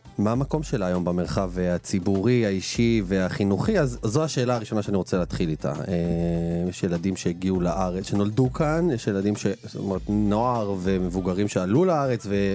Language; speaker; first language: Hebrew; native; Hebrew